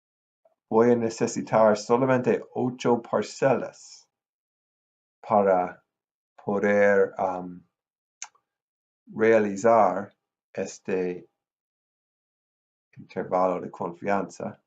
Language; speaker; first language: Spanish; non-native, fluent; English